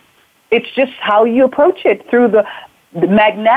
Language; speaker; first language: English; native; English